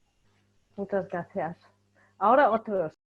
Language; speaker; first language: Spanish; non-native, fluent; German